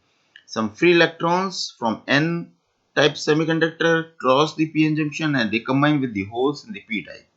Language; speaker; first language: English; non-native, local second language; Hindi